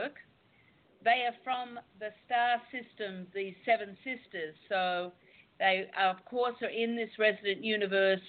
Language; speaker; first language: English; native; English